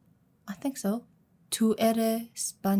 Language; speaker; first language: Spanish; non-native, learner; Mongolian